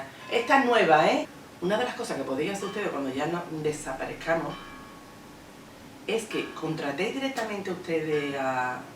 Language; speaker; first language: Spanish; native; Spanish